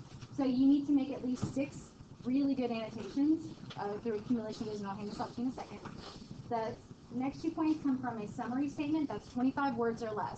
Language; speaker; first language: English; native; English